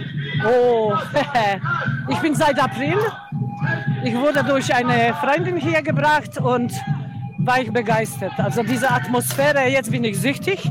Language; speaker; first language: German; non-native, fluent; Polish